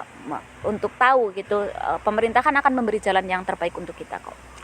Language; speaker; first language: Indonesian; native; Indonesian